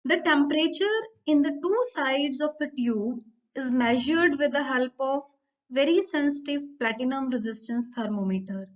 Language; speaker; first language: English; non-native, local second language; Punjabi